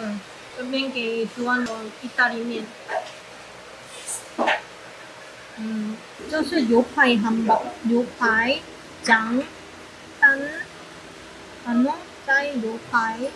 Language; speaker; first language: Chinese; non-native, learner; Korean